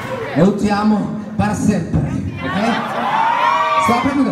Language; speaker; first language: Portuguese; non-native, learner; Spanish